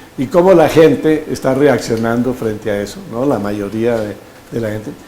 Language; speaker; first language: Spanish; native; Spanish